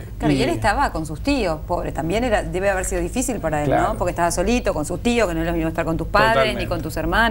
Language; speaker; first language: Spanish; native; Spanish